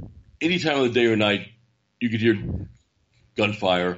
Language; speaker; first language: English; native; English